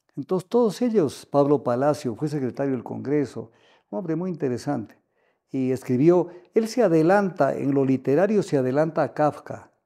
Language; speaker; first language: Spanish; native; Spanish